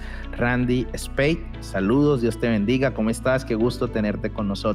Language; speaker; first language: Spanish; native; Spanish